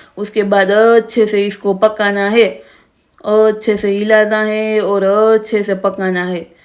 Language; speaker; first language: Hindi; non-native, local second language; Gujarati